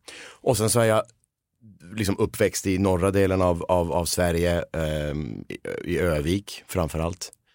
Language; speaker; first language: Swedish; early bilingual, other home language; Persian